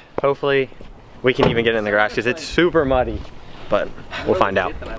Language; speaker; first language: English; native; English